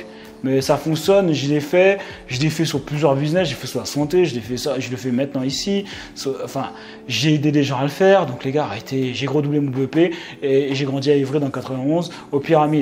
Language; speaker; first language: French; native; French